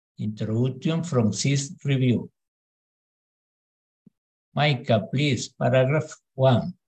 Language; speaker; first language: English; non-native, learner; Spanish